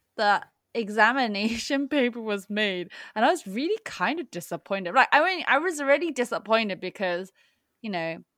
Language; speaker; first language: English; early bilingual, other home language; Cantonese